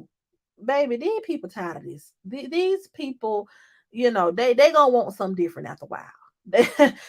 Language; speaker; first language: English; native; English